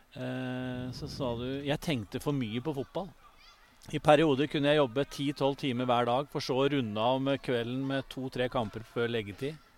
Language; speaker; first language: Norwegian; native; Norwegian